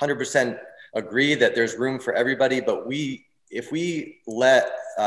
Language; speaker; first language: English; native; English